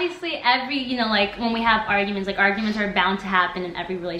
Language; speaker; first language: English; native; English